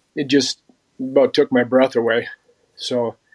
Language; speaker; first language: English; native; English